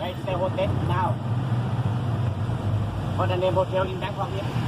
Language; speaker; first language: English; non-native, learner; Thai